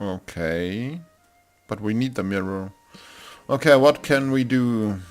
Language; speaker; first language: English; non-native, learner; German